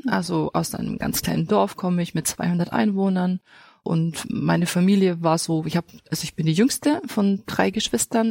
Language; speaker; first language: German; native; German